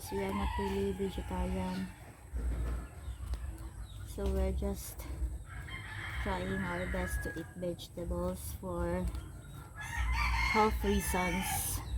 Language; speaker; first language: English; non-native, local second language; Filipino